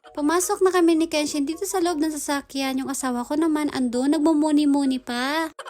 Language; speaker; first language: Filipino; native; Filipino